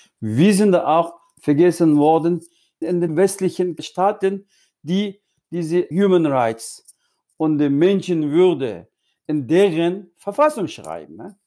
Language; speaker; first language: German; non-native, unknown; Uyghur